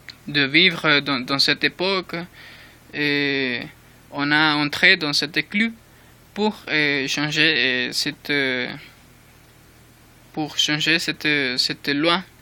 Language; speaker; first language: French; non-native, learner; Spanish